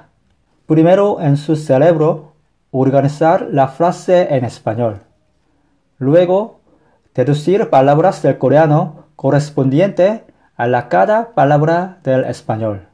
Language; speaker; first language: Spanish; non-native, fluent; Korean